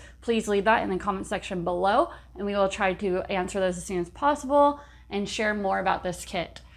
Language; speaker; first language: English; native; English